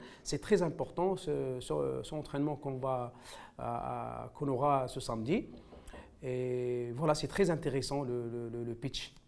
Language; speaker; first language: French; non-native, local second language; Arabic